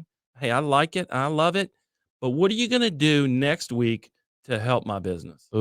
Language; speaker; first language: English; native; English